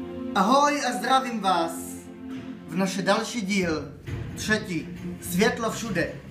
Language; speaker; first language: Czech; early bilingual, heritage; Czech